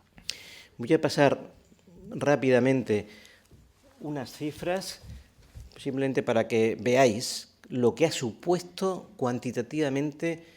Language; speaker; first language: Spanish; native; Spanish